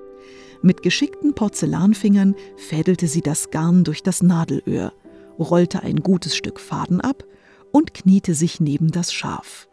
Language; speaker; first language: German; native; German